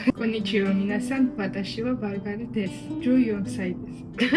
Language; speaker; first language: Japanese; non-native, learner; Georgian